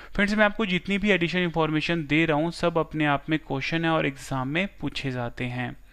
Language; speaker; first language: Hindi; non-native, local second language; Gujarati